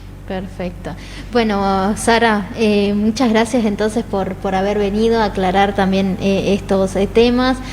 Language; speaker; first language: Spanish; native; Spanish